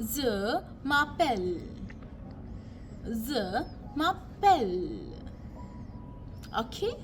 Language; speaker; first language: French; non-native, fluent; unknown